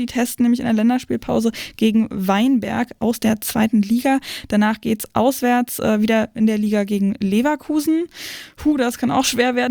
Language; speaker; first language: German; native; German